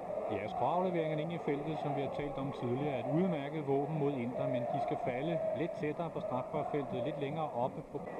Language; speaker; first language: Danish; native; Danish